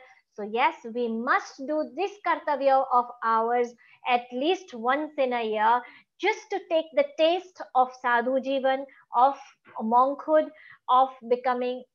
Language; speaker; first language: English; non-native, local second language; Gujarati